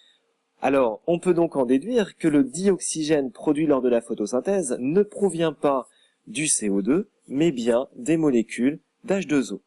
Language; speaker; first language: French; native; French